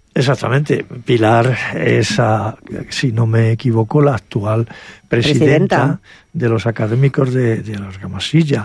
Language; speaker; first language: Spanish; native; Spanish